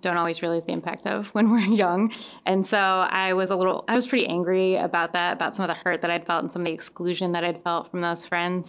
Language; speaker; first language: English; native; English